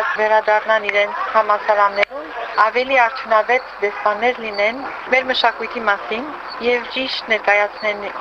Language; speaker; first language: Armenian; early bilingual, heritage; Armenian